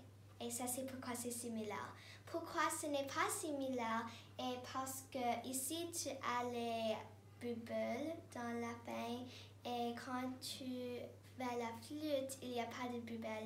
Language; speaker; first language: French; non-native, learner; English